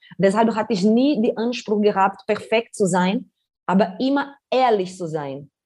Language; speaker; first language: German; non-native, fluent; Portuguese